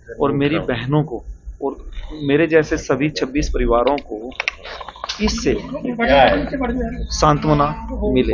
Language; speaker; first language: Hindi; native; Hindi